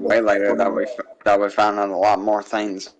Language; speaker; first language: English; native; English